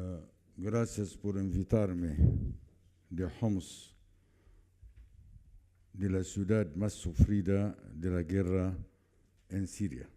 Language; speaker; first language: Spanish; non-native, fluent; Arabic